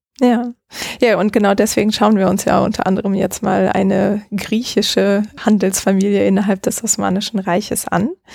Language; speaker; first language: German; native; German